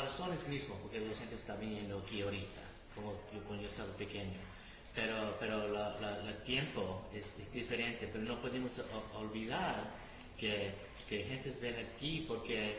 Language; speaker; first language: Spanish; early bilingual, other home language; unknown